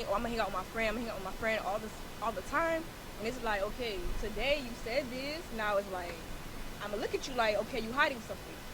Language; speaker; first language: English; native; English